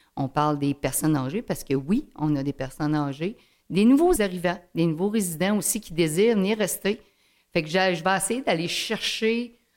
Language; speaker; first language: French; native; French